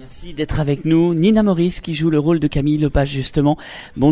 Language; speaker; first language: French; native; French